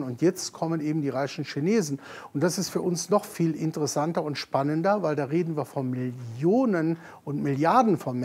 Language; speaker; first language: German; native; German